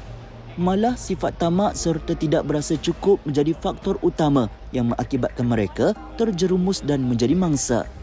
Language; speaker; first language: Malay; native; Malay